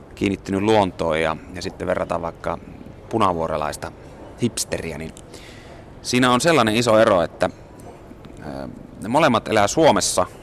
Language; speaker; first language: Finnish; native; Finnish